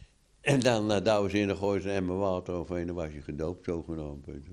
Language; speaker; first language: Dutch; native; Dutch